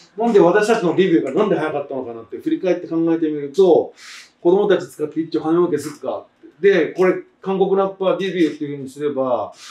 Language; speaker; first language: Japanese; native; Japanese